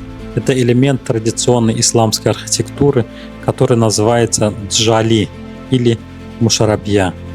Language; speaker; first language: Russian; native; Russian